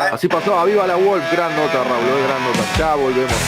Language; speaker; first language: Spanish; native; Spanish